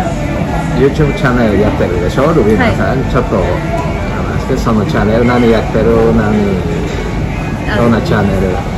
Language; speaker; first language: Japanese; non-native, learner; Spanish